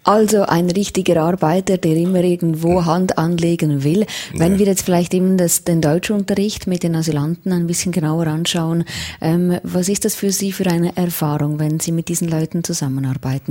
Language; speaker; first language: German; native; German